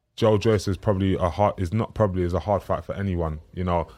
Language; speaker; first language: English; native; English